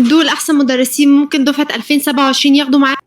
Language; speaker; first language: Arabic; native; Arabic